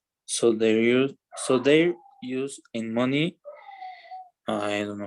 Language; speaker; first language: English; non-native, learner; Spanish